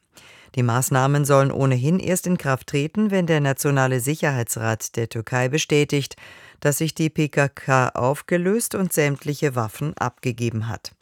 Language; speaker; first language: German; native; German